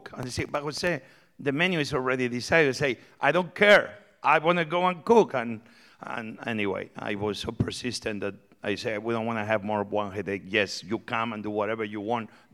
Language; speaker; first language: English; non-native, fluent; Spanish